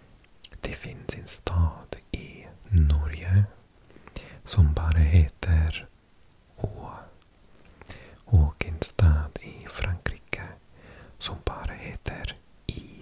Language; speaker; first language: Swedish; non-native, learner; English